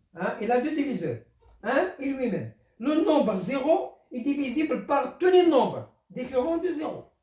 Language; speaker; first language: French; non-native, local second language; Arabic